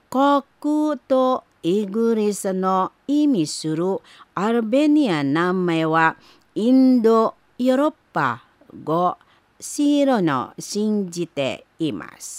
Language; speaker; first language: Japanese; non-native, learner; Indonesian